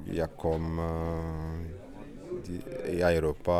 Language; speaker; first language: Swedish; non-native, fluent; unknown